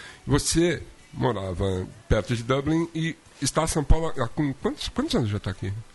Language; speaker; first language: Portuguese; native; Portuguese